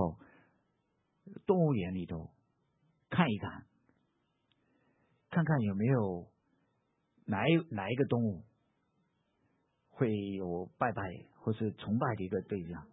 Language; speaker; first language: Chinese; non-native, fluent; English